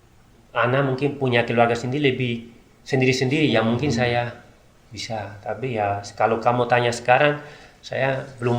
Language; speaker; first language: Indonesian; non-native, learner; Spanish